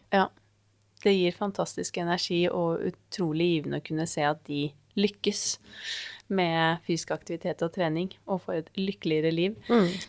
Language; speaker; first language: Norwegian; native; Norwegian